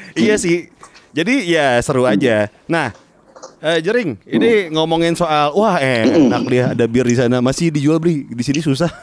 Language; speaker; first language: Indonesian; native; Indonesian